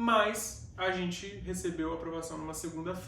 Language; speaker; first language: Portuguese; native; Portuguese